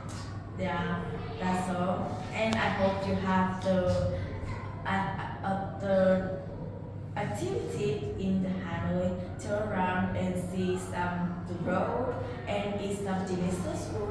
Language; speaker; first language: English; non-native, learner; Vietnamese